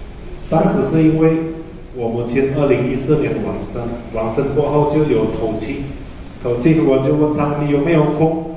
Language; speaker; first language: Chinese; early bilingual, heritage; Chinese